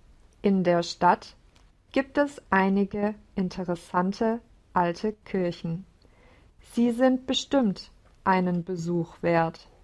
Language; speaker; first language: German; non-native, learner; English